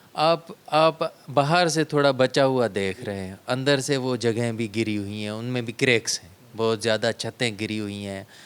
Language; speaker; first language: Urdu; non-native, local second language; Sindhi